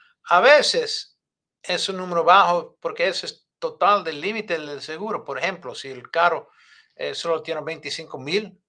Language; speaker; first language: Spanish; non-native, learner; English